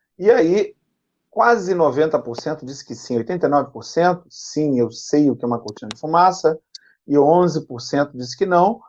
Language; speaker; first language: Portuguese; native; Portuguese